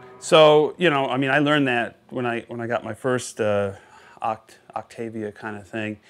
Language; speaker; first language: English; native; English